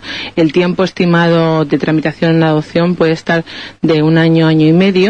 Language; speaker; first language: Spanish; native; Spanish